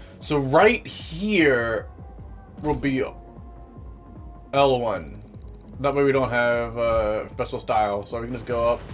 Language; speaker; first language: English; native; English